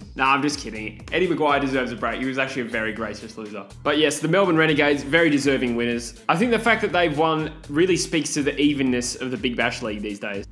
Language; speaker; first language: English; native; English